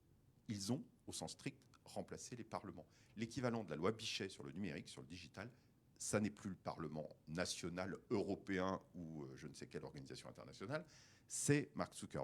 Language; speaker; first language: French; native; French